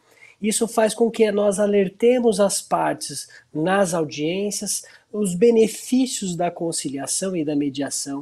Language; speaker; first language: Portuguese; native; Portuguese